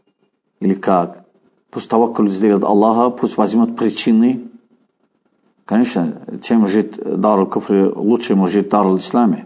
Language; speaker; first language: Russian; non-native, fluent; Azerbaijani